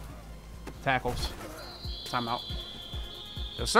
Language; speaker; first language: English; native; English